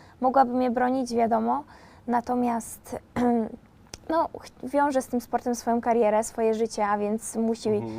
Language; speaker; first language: Polish; native; Polish